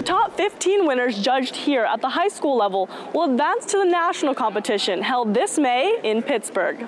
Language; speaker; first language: English; native; English